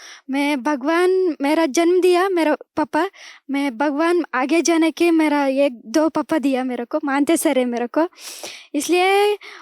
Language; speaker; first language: Hindi; non-native, local second language; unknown